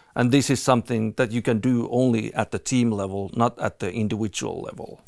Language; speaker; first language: English; non-native, fluent; Finnish